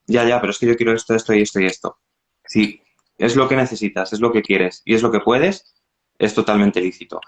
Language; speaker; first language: Spanish; native; Spanish